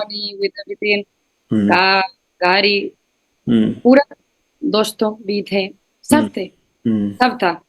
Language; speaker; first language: Hindi; non-native, learner; Spanish